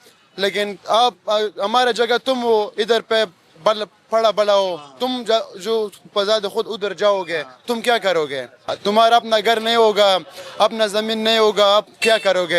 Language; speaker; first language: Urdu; non-native, local second language; Pashto